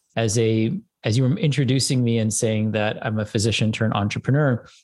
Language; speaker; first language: English; early bilingual, other home language; Hindi